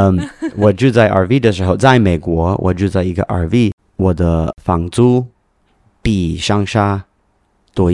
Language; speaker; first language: Chinese; non-native, learner; English